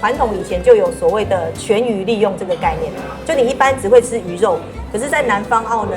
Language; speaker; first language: Chinese; native; Chinese